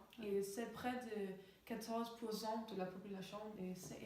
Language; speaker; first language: French; non-native, learner; Danish